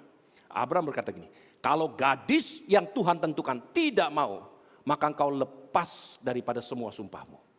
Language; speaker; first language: Indonesian; native; Indonesian